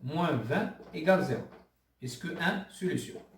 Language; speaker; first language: French; non-native, local second language; Arabic